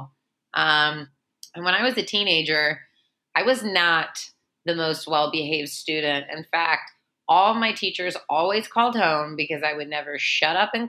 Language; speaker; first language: English; native; English